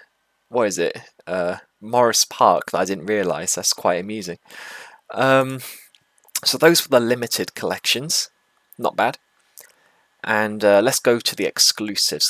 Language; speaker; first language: English; native; English